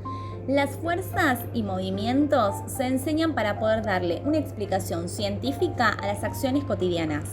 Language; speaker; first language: Spanish; native; Spanish